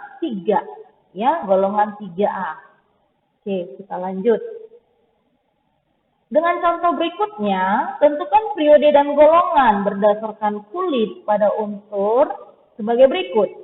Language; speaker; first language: Indonesian; native; Indonesian